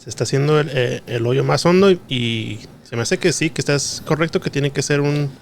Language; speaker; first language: Spanish; early bilingual, heritage; Spanish